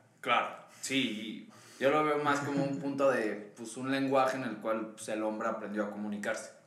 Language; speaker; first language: Spanish; native; Spanish